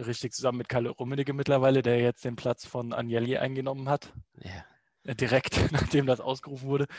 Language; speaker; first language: German; native; German